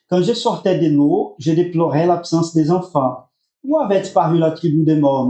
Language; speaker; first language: French; non-native, fluent; Portuguese